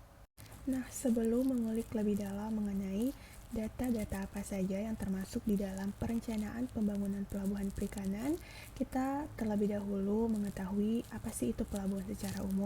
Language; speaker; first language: Indonesian; native; Indonesian